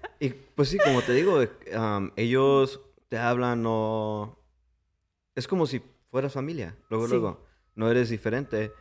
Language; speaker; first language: Spanish; early bilingual, heritage; English